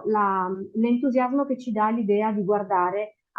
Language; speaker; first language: Italian; native; Italian